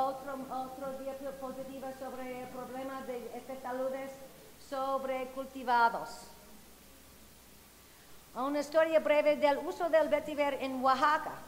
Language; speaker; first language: Spanish; non-native, fluent; English